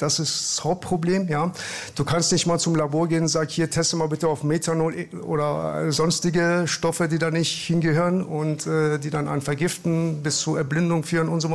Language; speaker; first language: German; early bilingual, other home language; Persian